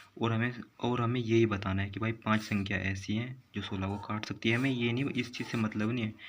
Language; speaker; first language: Hindi; native; Hindi